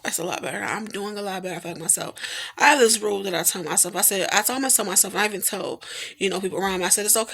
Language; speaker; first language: English; native; English